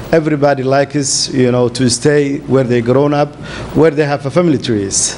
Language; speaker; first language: English; non-native, fluent; Somali